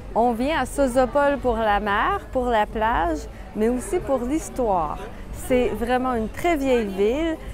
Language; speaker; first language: French; native; French